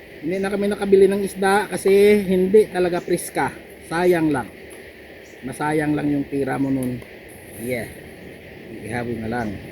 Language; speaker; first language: Filipino; non-native, local second language; Hiligaynon